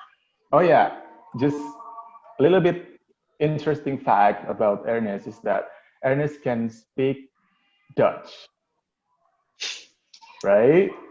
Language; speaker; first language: English; non-native, local second language; Indonesian